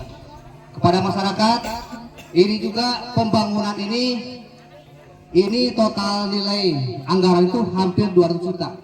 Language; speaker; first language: Indonesian; non-native, local second language; Sundanese